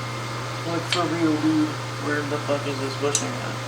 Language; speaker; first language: English; native; English